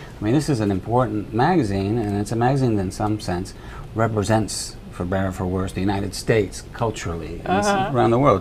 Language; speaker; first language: English; native; English